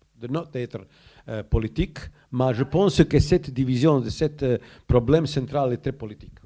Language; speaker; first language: French; non-native, learner; Croatian